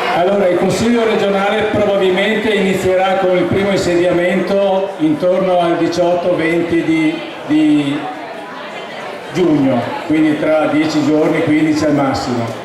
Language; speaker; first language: Italian; native; Italian